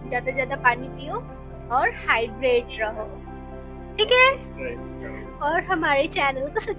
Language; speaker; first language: Hindi; non-native, local second language; Bangla